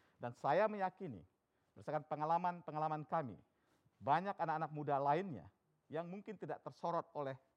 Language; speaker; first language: Indonesian; native; Indonesian